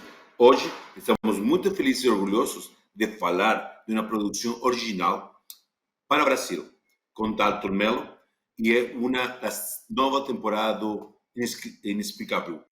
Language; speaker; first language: Portuguese; non-native, fluent; Spanish